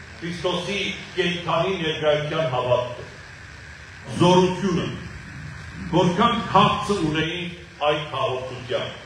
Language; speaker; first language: Armenian; native; Armenian